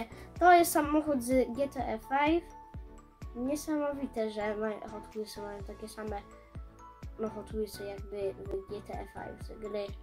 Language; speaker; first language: Polish; early bilingual, heritage; Polish